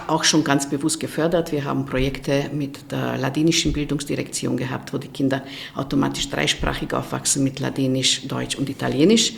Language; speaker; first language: German; non-native, fluent; Hungarian